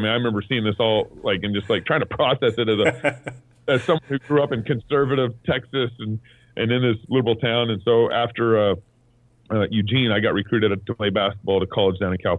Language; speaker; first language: English; native; English